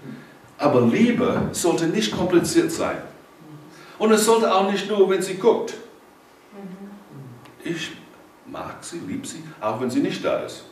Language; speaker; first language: German; non-native, fluent; English